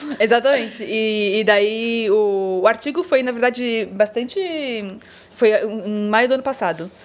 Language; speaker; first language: Portuguese; early bilingual, heritage; Portuguese